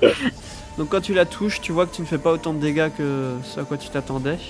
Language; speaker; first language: French; native; French